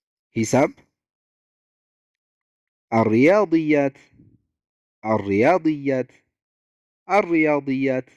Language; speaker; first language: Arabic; non-native, fluent; Amharic